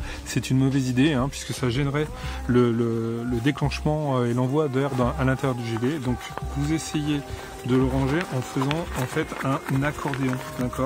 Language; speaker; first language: French; native; French